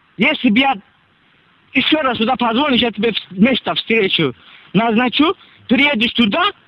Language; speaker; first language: Russian; non-native, local second language; Azerbaijani